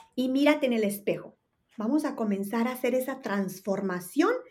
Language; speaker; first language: Spanish; native; Spanish